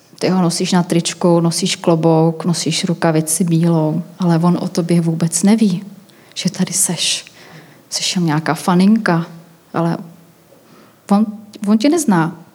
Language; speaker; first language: Czech; native; Czech